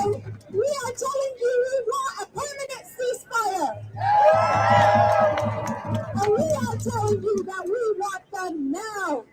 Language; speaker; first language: English; native; English